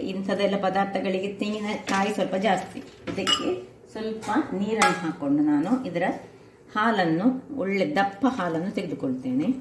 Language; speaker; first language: Kannada; non-native, local second language; Tulu